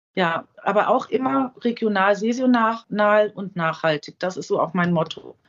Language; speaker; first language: German; native; German